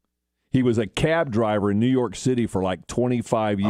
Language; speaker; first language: English; native; English